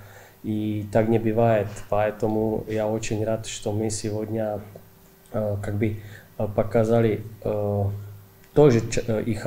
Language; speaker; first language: Russian; non-native, fluent; Czech